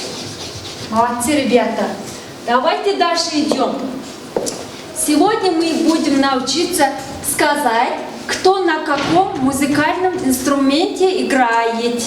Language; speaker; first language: Russian; non-native, fluent; Mongolian